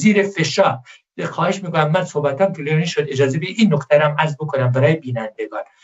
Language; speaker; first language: Persian; non-native, local second language; Kurdish